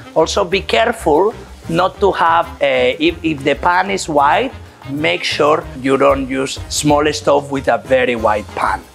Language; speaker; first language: English; non-native, fluent; Catalan